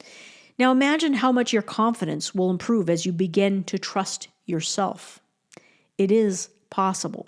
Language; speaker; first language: English; native; English